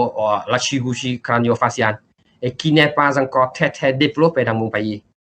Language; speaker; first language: French; non-native, learner; Vietnamese